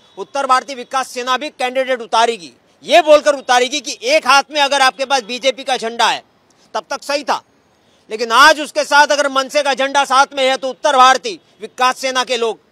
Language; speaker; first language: Hindi; native; Hindi